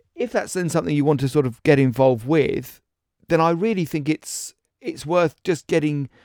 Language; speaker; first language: English; native; English